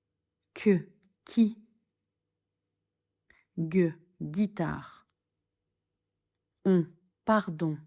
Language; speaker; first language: French; non-native, fluent; Serbian